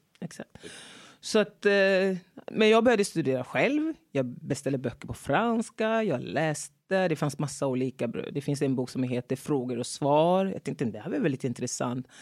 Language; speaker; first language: Swedish; non-native, fluent; French